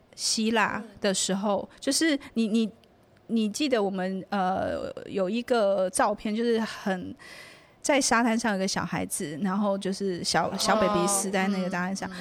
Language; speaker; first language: Chinese; native; Chinese